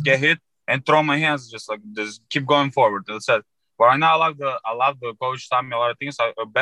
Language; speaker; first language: English; non-native, fluent; Uzbek